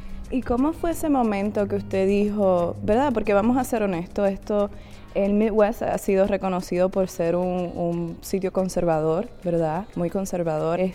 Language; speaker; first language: Spanish; native; Spanish